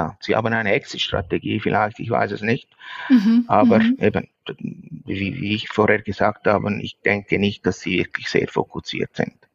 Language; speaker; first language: German; non-native, fluent; Italian